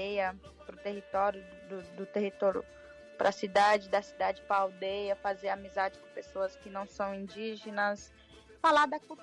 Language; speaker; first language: Portuguese; non-native, local second language; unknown